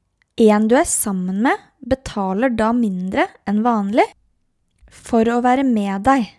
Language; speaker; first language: Swedish; non-native, learner; Norwegian